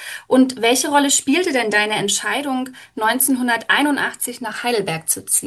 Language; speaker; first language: German; native; German